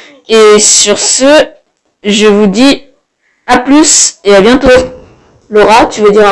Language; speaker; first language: French; native; French